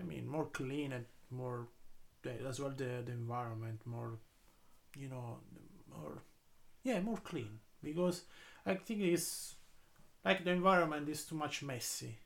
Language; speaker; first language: English; non-native, learner; Italian